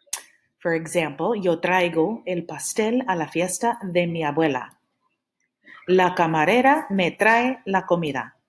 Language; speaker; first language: Spanish; non-native, fluent; English